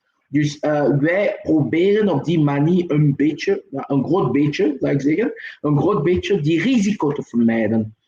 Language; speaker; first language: Dutch; non-native, local second language; French